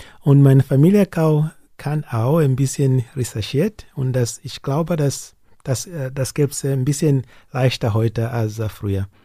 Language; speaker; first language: German; non-native, learner; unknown